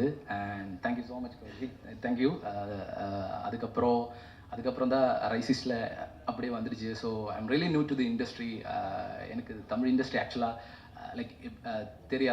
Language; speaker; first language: Tamil; non-native, learner; Malayalam